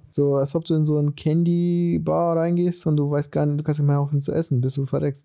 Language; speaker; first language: German; early bilingual, other home language; Portuguese